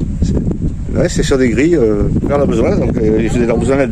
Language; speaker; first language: French; native; French